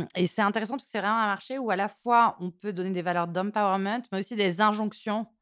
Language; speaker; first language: French; native; French